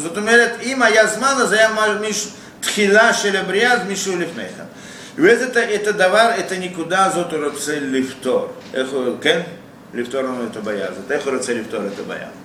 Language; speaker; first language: Hebrew; non-native, fluent; Russian